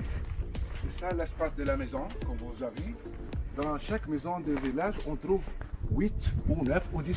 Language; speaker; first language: French; non-native, local second language; Arabic